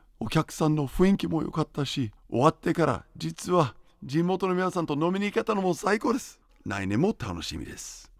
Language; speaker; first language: Japanese; non-native, fluent; English